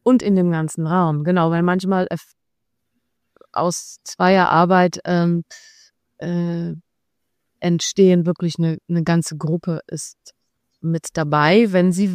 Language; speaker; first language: German; non-native, fluent; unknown